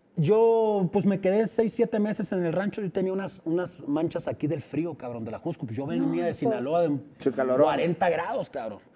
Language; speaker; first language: Spanish; native; Spanish